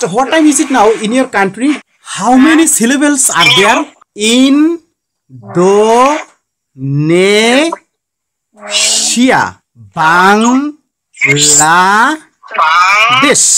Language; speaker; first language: English; non-native, learner; Bangla